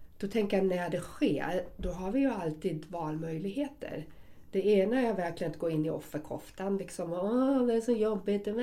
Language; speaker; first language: Swedish; non-native, fluent; German